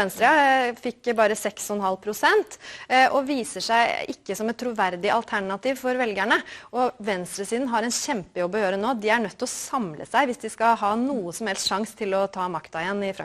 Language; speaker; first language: Norwegian; native; Norwegian